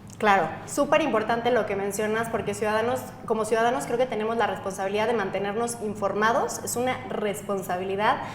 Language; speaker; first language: Spanish; native; Spanish